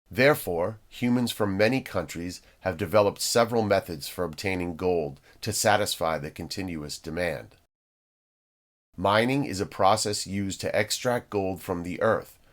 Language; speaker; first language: English; native; English